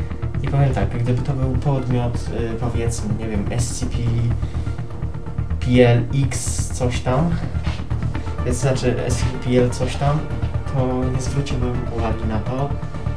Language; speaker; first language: Polish; native; Polish